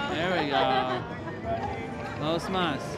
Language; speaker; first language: Spanish; non-native, learner; English